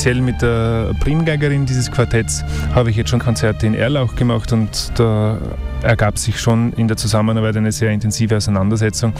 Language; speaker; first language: German; native; German